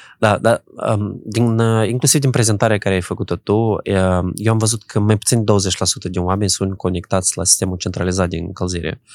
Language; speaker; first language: Romanian; native; Romanian